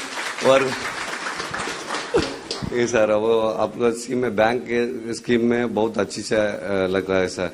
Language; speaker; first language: Hindi; non-native, local second language; Tamil